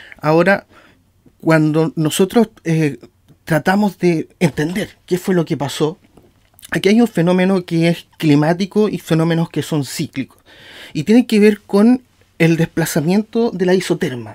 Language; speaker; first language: Spanish; native; Spanish